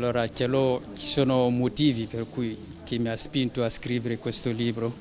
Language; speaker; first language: Italian; non-native, fluent; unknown